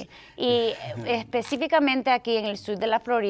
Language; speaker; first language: Spanish; early bilingual, heritage; Spanish